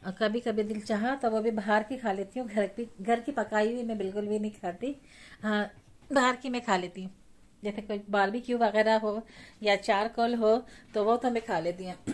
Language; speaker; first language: Urdu; native; Urdu